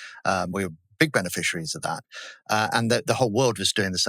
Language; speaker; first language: English; native; English